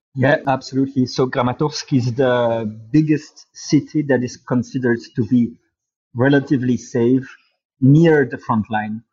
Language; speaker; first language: English; non-native, fluent; Dutch